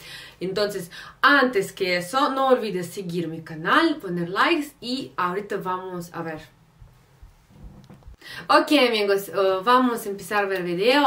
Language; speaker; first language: Spanish; non-native, fluent; Russian